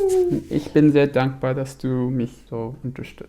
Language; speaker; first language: German; non-native, fluent; English